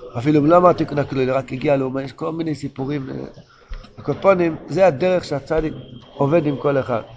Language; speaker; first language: Hebrew; non-native, local second language; Yiddish